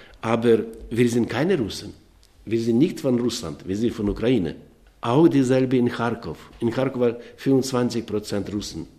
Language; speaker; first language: German; non-native, learner; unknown